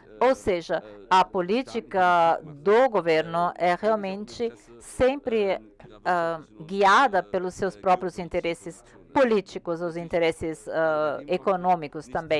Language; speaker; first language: Portuguese; non-native, learner; German